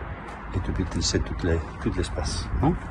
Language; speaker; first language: French; non-native, learner; Spanish